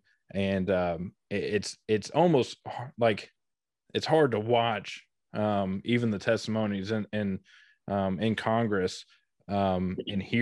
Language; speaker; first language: English; native; English